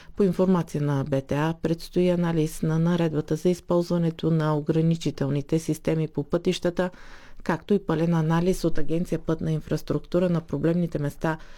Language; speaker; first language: Bulgarian; non-native, local second language; Turkish